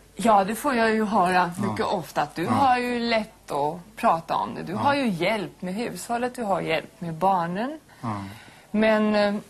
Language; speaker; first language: Swedish; non-native, fluent; German